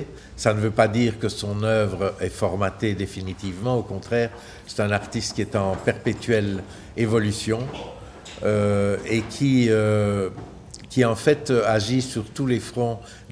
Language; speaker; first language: French; native; French